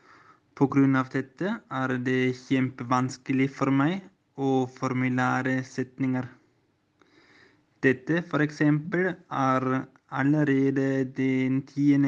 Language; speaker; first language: Norwegian; non-native, learner; German